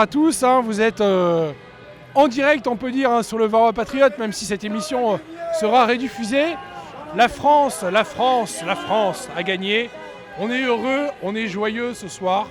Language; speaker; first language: French; native; French